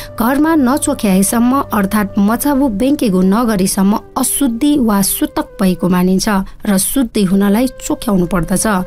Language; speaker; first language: Nepali; non-native, local second language; Newari